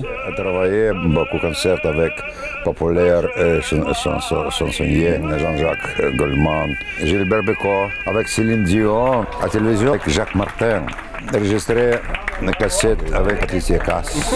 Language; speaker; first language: French; non-native, learner; Russian